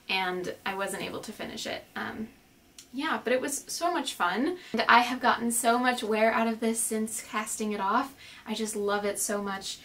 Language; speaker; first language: English; native; English